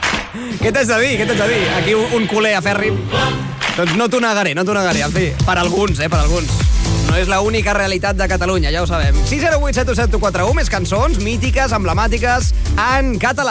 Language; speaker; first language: Catalan; native; Catalan